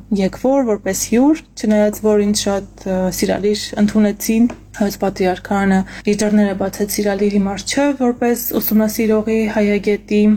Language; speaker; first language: Armenian; native; Armenian